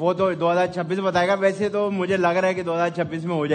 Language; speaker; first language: Urdu; native; Urdu